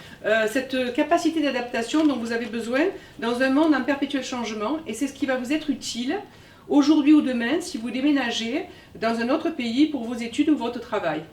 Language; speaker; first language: French; native; French